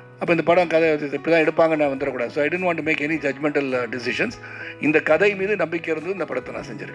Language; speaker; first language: Tamil; native; Tamil